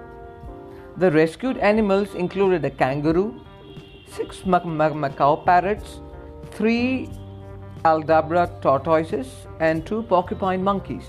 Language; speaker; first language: English; non-native, local second language; Assamese